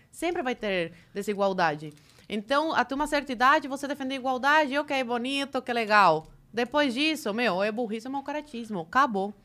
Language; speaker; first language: Portuguese; early bilingual, other home language; Spanish